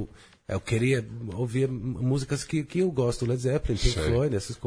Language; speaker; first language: Portuguese; non-native, fluent; English